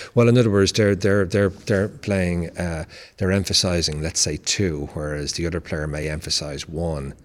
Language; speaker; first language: English; native; English